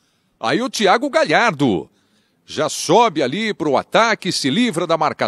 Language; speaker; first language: Portuguese; native; Portuguese